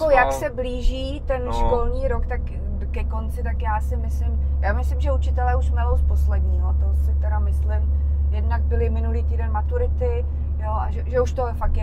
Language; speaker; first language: Czech; native; Czech